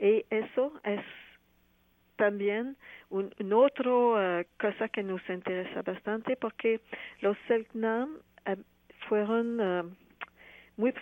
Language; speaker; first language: Spanish; non-native, fluent; French